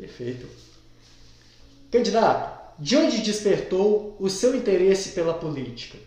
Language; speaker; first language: Portuguese; native; Portuguese